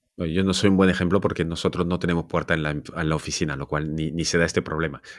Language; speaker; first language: Spanish; non-native, fluent; French